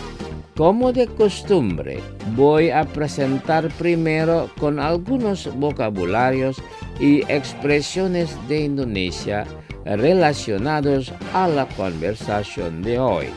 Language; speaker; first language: Spanish; non-native, learner; Indonesian